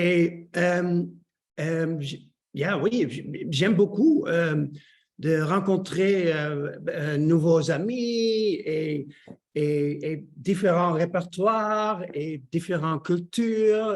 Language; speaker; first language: French; non-native, learner; Dutch